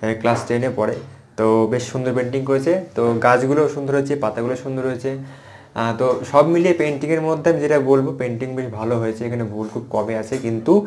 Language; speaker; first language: Bangla; native; Bangla